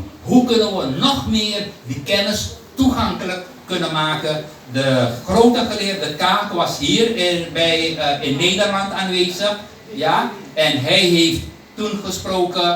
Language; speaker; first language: Dutch; non-native, local second language; Hindi